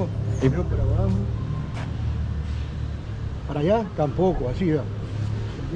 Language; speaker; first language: Spanish; native; Spanish